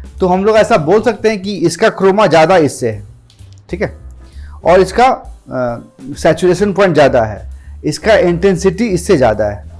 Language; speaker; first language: Hindi; non-native, local second language; Gujarati